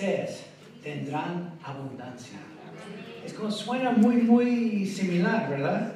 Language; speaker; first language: Spanish; non-native, fluent; English